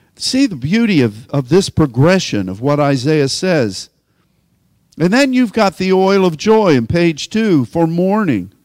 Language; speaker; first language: English; native; English